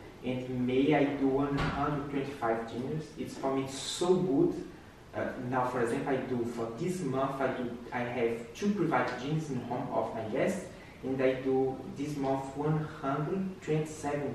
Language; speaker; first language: English; non-native, learner; Portuguese